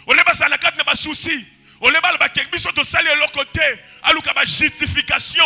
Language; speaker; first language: French; non-native, local second language; Lingala